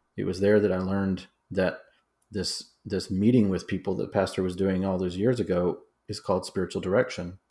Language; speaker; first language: English; native; English